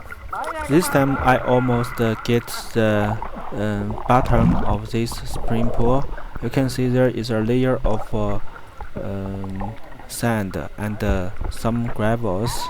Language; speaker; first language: English; non-native, fluent; Chinese